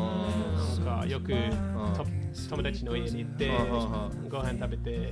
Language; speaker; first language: Japanese; non-native, fluent; English